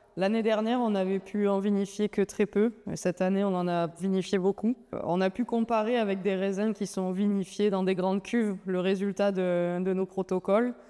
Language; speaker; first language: French; native; French